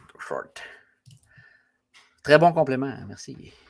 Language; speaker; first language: French; native; French